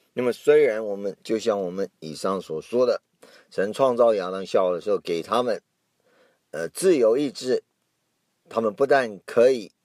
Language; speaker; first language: Chinese; non-native, fluent; English